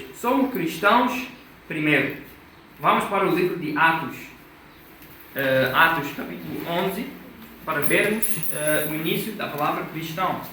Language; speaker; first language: Portuguese; non-native, fluent; English